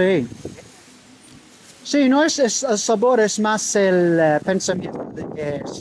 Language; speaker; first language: Spanish; non-native, learner; English